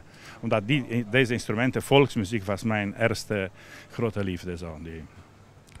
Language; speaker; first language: Dutch; non-native, fluent; Romanian